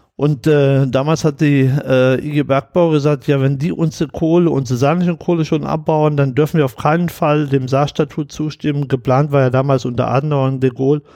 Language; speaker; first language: German; native; German